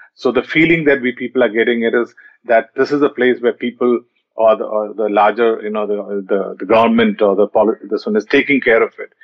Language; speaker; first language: English; non-native, local second language; Malayalam